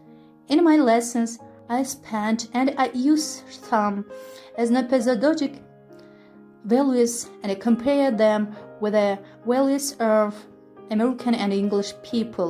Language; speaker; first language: English; non-native, fluent; Kyrgyz